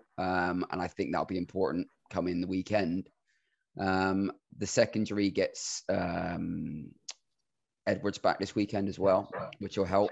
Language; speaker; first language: English; native; English